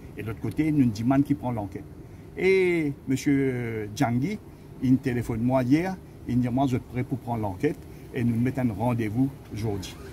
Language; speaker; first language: French; non-native, local second language; Morisyen